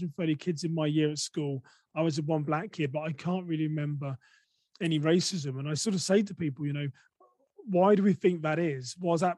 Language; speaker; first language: English; native; English